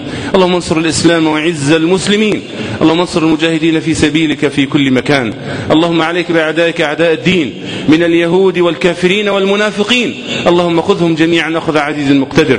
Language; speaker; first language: Arabic; native; Arabic